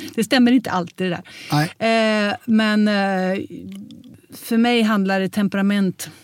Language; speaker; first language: Swedish; early bilingual, heritage; Swedish